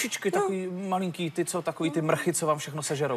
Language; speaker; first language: Czech; native; Czech